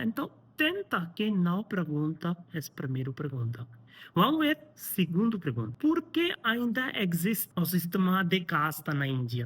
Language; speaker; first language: Portuguese; non-native, learner; Hindi